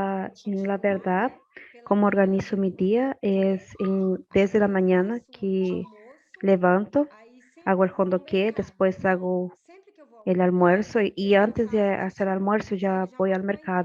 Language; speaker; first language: Spanish; non-native, learner; Portuguese